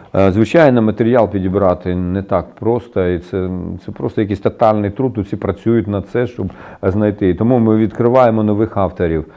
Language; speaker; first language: Ukrainian; non-native, local second language; Russian